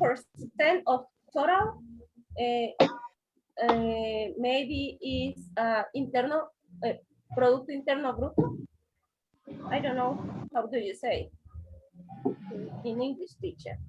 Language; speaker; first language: English; non-native, learner; Spanish